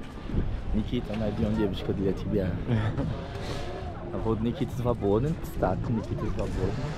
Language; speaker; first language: Russian; non-native, learner; Portuguese